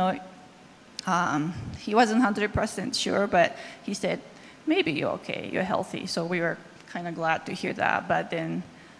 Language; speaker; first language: English; non-native, fluent; Japanese